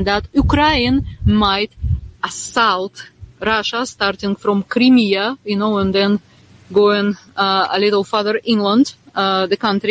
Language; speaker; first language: English; non-native, fluent; Russian